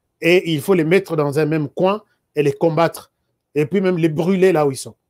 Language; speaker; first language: French; non-native, local second language; Lingala